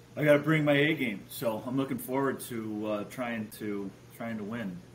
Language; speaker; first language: English; native; English